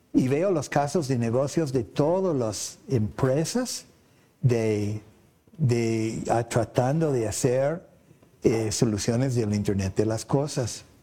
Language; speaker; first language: Spanish; non-native, fluent; English